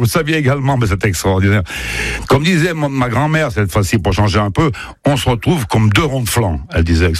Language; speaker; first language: French; native; French